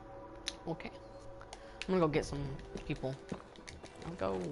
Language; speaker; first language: English; native; English